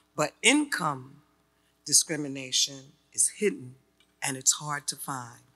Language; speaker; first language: English; native; English